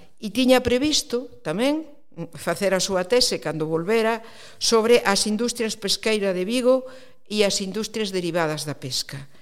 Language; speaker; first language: Galician; non-native, local second language; Spanish